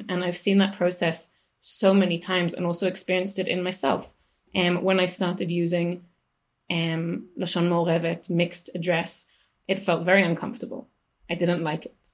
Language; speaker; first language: English; native; English